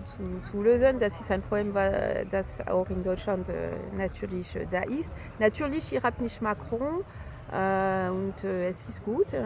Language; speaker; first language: German; non-native, fluent; French